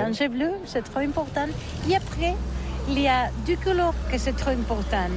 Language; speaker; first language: French; non-native, learner; Catalan